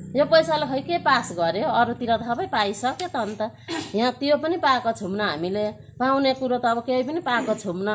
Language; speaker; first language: Nepali; native; Nepali